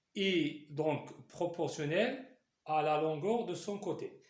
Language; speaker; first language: French; non-native, local second language; Arabic